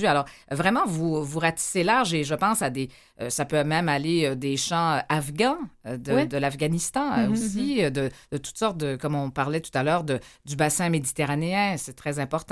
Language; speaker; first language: French; native; French